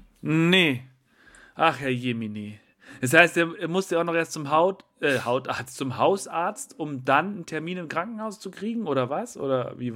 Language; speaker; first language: German; native; German